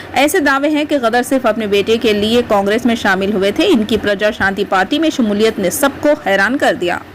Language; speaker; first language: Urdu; native; Urdu